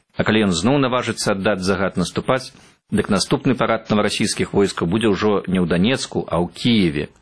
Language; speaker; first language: Belarusian; native; Belarusian